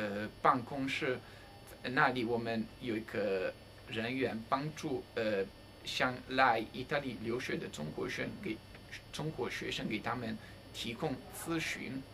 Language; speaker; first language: Chinese; non-native, fluent; Italian